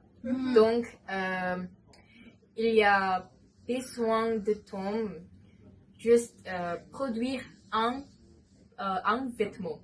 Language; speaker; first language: French; non-native, learner; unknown